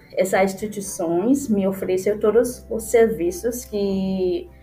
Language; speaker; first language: Portuguese; non-native, learner; Haitian Creole